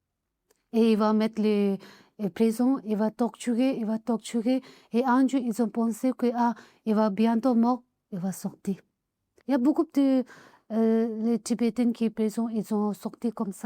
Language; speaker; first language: French; non-native, learner; Tibetan